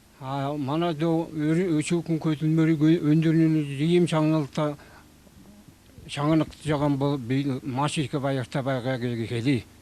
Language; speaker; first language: Mongolian; non-native, local second language; Kazakh